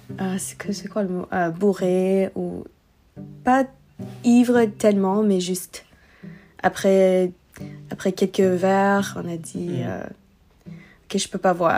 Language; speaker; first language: French; non-native, learner; English